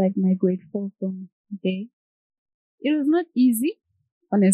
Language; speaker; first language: English; non-native, local second language; Shona